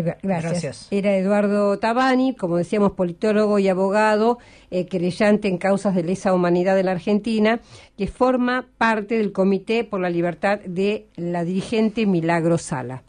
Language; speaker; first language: Spanish; native; Spanish